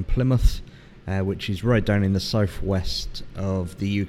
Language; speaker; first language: English; native; English